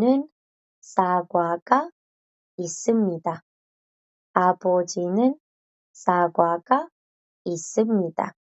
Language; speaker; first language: Korean; non-native, fluent; Spanish